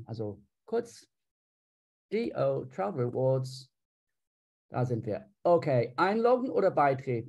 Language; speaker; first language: German; non-native, fluent; English